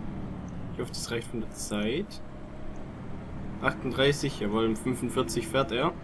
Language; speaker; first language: German; native; German